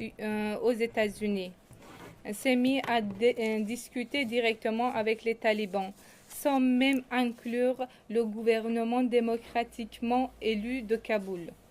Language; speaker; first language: French; non-native, fluent; Persian